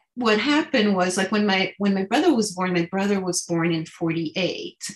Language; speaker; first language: English; non-native, fluent; French